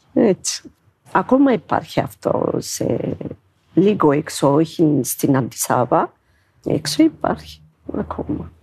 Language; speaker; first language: Greek; non-native, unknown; Amharic